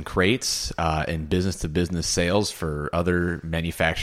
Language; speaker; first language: English; native; English